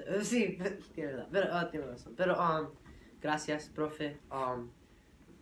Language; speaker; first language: Spanish; early bilingual, heritage; English